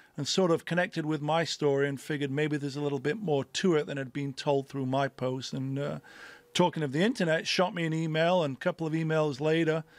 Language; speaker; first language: English; native; English